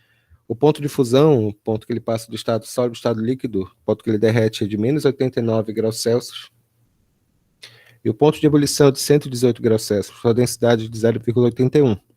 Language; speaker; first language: Portuguese; native; Portuguese